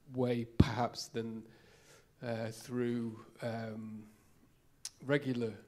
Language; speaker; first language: English; native; English